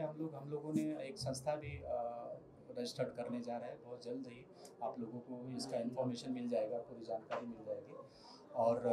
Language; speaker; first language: Hindi; native; Hindi